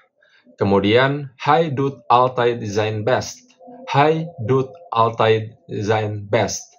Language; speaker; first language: Dutch; non-native, fluent; Indonesian